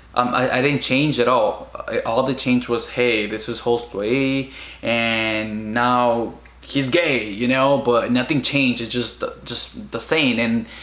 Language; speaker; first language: English; early bilingual, other home language; Spanish